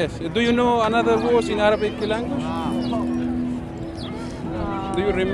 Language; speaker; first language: English; non-native, learner; Arabic